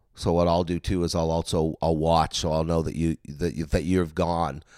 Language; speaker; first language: English; native; English